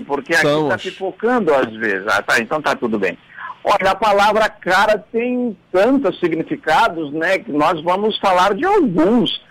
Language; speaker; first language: Portuguese; native; Portuguese